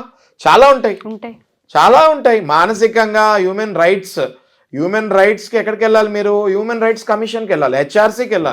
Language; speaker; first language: Telugu; native; Telugu